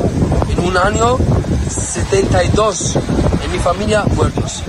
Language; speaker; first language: Spanish; non-native, learner; Arabic